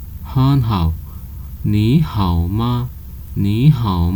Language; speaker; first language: Chinese; non-native, fluent; Nepali